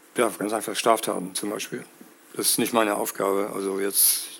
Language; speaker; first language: German; native; German